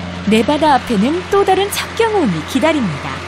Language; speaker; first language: Korean; native; Korean